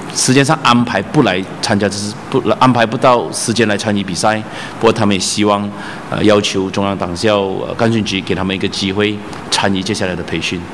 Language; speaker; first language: Chinese; native; Chinese